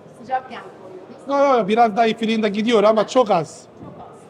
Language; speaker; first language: Turkish; non-native, fluent; Italian